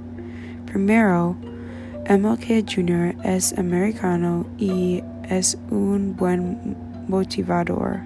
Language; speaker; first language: Spanish; non-native, learner; English